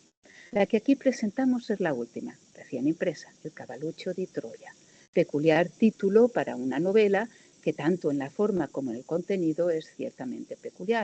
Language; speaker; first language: Spanish; native; Spanish